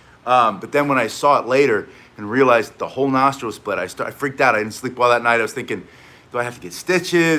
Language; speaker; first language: English; native; English